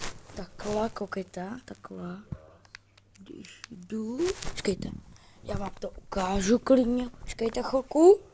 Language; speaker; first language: Czech; native; Czech